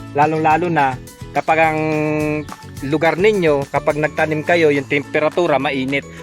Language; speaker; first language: Filipino; non-native, local second language; Pampanga